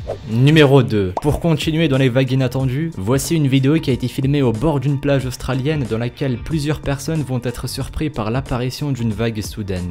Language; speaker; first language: French; native; French